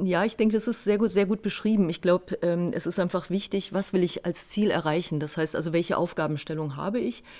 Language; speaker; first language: German; native; German